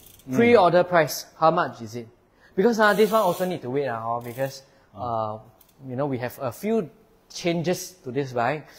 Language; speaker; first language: English; non-native, local second language; Chinese